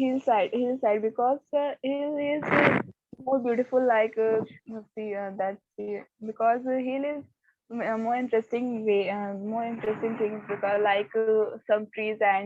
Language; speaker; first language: English; non-native, learner; Hindi